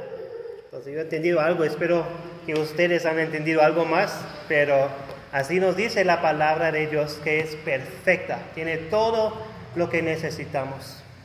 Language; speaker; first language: Spanish; non-native, fluent; German